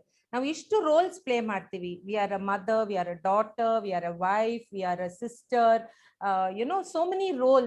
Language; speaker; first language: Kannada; non-native, fluent; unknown